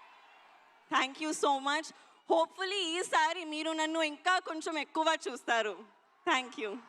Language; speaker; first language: Telugu; non-native, learner; Hindi